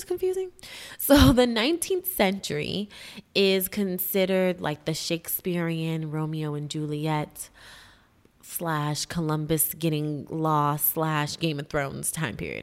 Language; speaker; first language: English; native; English